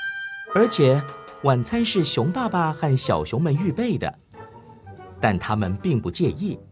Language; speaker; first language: Chinese; native; Chinese